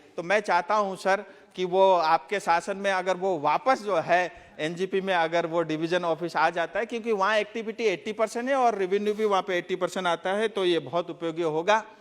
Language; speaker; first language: Hindi; non-native, local second language; Nepali